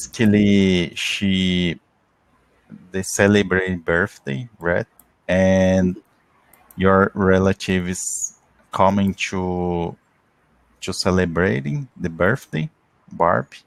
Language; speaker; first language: English; non-native, learner; Portuguese